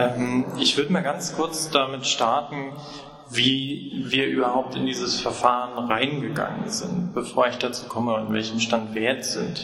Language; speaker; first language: German; native; German